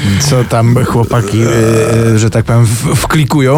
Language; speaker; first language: Polish; native; Polish